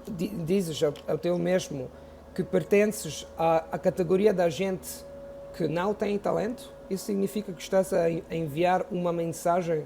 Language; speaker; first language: Portuguese; non-native, fluent; Italian